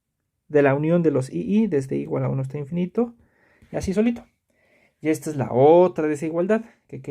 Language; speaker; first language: Spanish; native; Spanish